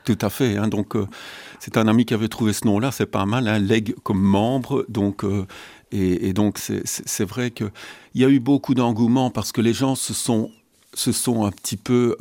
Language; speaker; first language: French; native; French